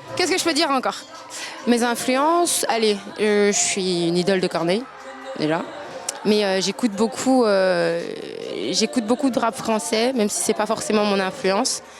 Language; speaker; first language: French; native; French